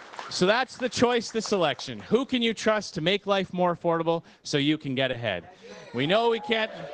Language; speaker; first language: English; native; English